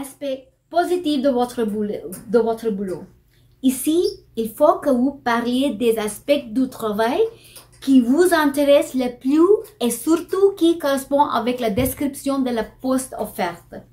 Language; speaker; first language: French; non-native, fluent; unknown